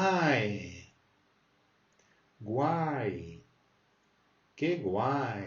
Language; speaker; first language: Spanish; non-native, fluent; French